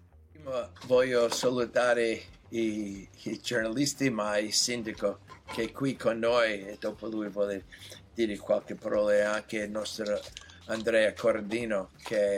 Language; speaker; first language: Italian; non-native, learner; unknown